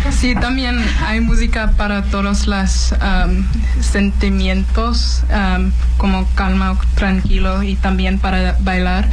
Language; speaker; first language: Spanish; non-native, learner; English